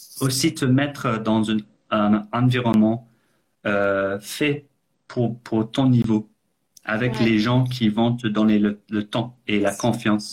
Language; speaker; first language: French; non-native, fluent; English